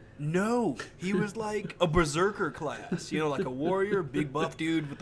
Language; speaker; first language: English; native; English